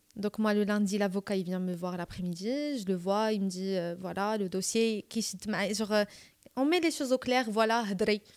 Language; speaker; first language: French; non-native, local second language; Arabic